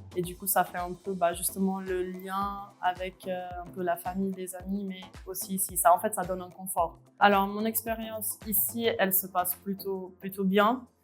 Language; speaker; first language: French; early bilingual, other home language; Portuguese